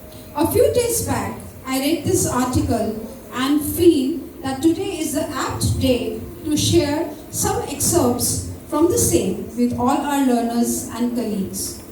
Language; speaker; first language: English; non-native, local second language; Marathi